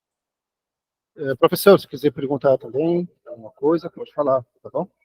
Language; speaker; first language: Portuguese; non-native, fluent; Arabic